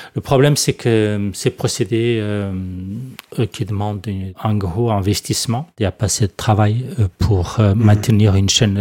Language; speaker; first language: French; non-native, fluent; Portuguese